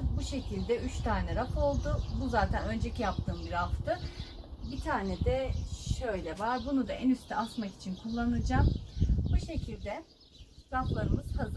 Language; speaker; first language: Turkish; native; Turkish